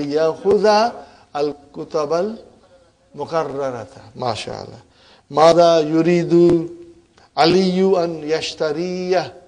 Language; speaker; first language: Arabic; non-native, fluent; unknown